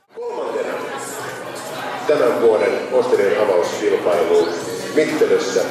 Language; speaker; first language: Finnish; native; Finnish